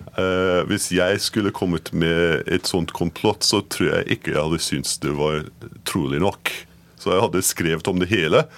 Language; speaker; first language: Norwegian; non-native, fluent; English